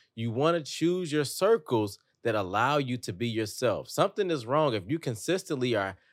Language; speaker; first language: English; native; English